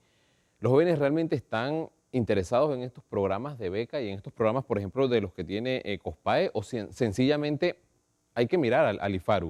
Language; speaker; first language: Spanish; native; Spanish